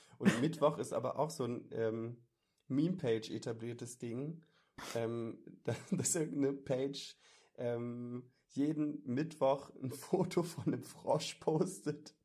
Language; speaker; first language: German; native; German